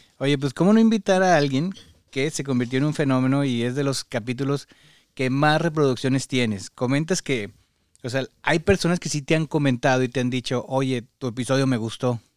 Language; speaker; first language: Spanish; native; Spanish